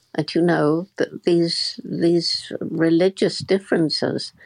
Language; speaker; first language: English; native; English